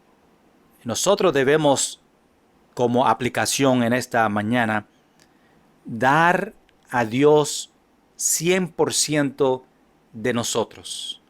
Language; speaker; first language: Spanish; non-native, fluent; English